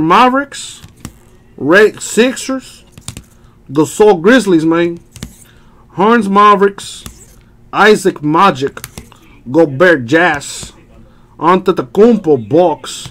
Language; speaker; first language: English; native; English